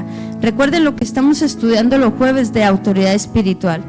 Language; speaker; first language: Spanish; native; Spanish